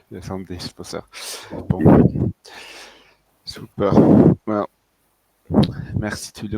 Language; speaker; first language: French; non-native, fluent; English